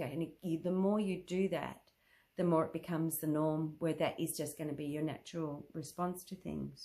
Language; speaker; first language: English; native; English